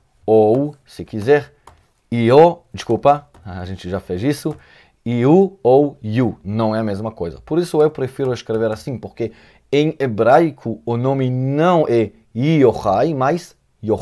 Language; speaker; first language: Portuguese; non-native, fluent; Hebrew